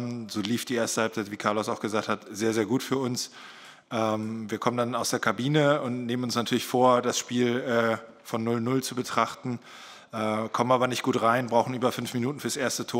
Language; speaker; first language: German; native; German